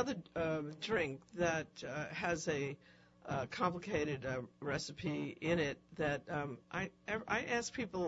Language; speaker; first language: English; native; English